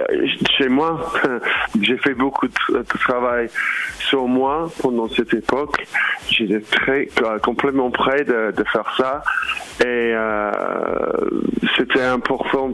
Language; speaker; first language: French; non-native, fluent; English